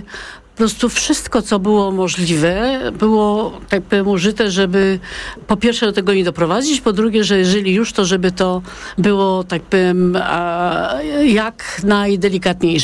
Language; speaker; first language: Polish; native; Polish